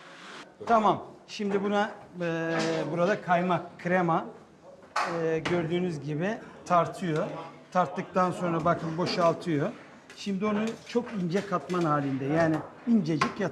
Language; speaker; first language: Turkish; native; Turkish